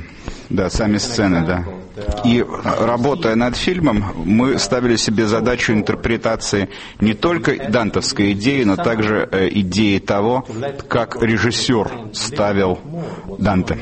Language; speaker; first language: Russian; native; Russian